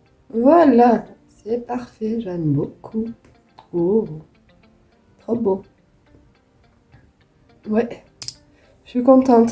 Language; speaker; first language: French; native; French